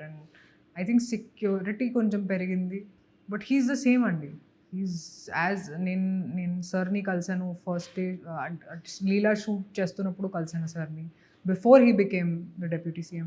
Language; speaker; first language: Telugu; non-native, fluent; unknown